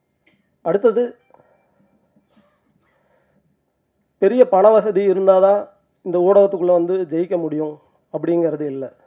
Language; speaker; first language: Tamil; native; Tamil